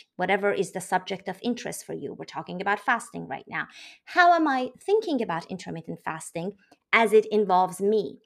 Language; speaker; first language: English; non-native, fluent; Persian